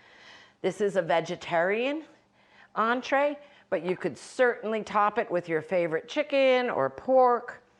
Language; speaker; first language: English; native; English